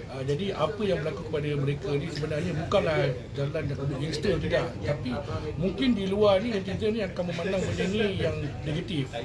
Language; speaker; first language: Malay; native; Malay